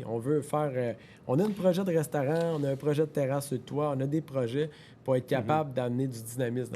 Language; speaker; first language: French; native; French